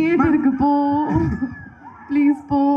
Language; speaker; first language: Tamil; non-native, learner; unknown